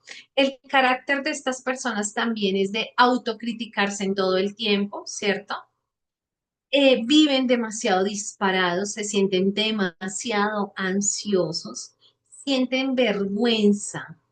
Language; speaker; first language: Spanish; native; Spanish